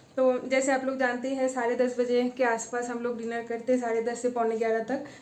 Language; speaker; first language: Hindi; non-native, local second language; Bangla